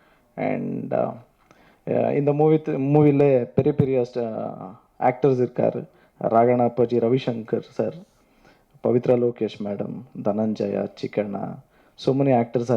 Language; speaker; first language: Tamil; non-native, learner; Kannada